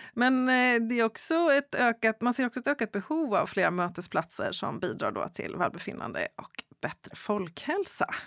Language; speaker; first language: Swedish; native; Swedish